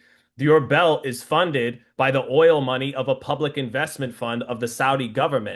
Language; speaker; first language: English; native; English